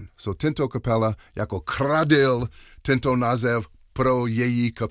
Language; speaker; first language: Czech; non-native, learner; English